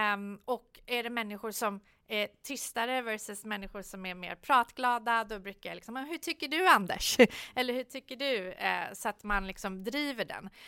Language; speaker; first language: Swedish; early bilingual, other home language; Persian